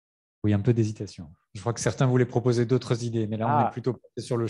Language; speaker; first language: French; native; French